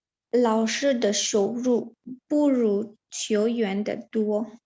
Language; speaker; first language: Chinese; non-native, learner; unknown